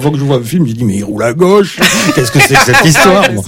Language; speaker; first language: French; native; French